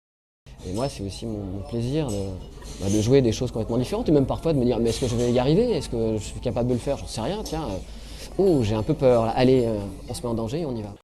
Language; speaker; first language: French; native; French